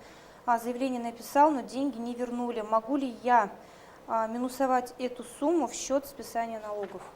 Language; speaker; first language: Russian; native; Russian